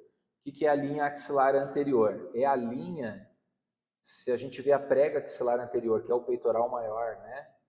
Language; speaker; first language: Portuguese; native; Portuguese